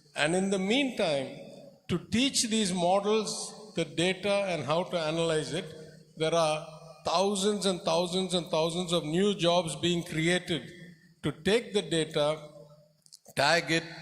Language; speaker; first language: English; non-native, local second language; Tamil